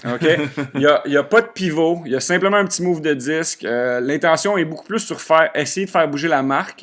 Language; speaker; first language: French; native; French